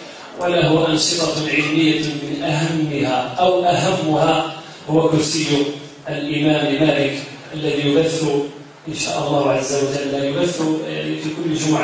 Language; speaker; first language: Arabic; native; Arabic